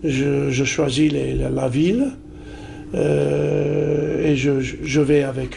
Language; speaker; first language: French; non-native, local second language; Arabic